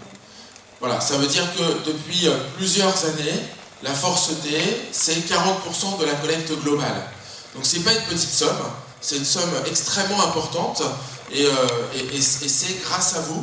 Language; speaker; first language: French; native; French